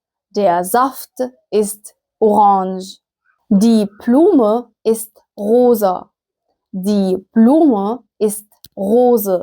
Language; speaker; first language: German; non-native, fluent; Arabic